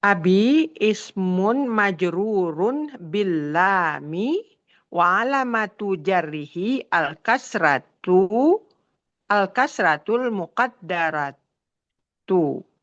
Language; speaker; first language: Arabic; non-native, learner; Indonesian